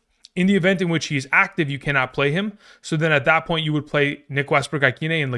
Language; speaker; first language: English; native; English